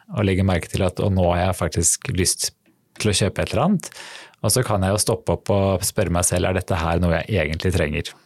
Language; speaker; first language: Norwegian; native; Norwegian